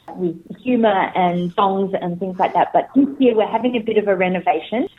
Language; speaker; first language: English; native; English